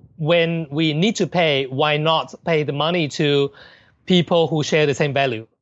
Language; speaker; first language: English; non-native, local second language; Cantonese